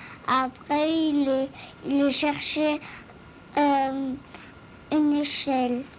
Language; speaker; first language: French; early bilingual, other home language; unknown